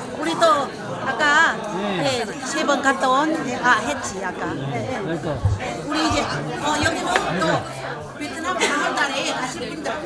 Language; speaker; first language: Korean; early bilingual, heritage; Korean